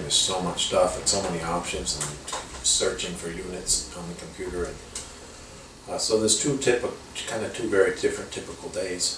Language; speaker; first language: English; native; English